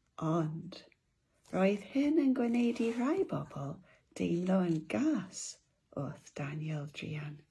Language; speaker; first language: Welsh; non-native, local second language; English